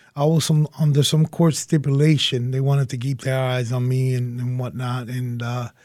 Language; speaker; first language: English; early bilingual, other home language; Spanish